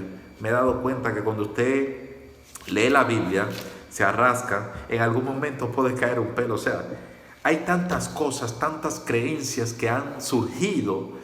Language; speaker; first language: Spanish; native; Spanish